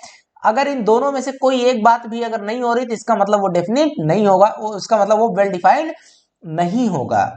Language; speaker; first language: Hindi; native; Hindi